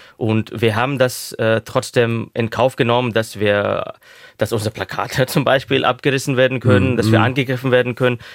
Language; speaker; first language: German; non-native, fluent; Urdu